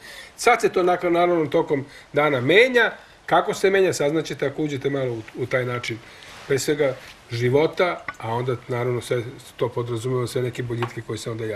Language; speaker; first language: Croatian; native; Croatian